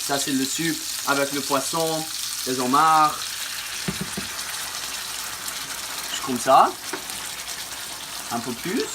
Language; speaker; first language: French; non-native, learner; English